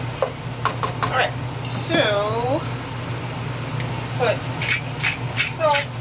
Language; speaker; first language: English; non-native, local second language; Filipino